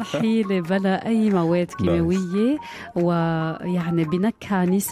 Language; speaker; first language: Arabic; native; Arabic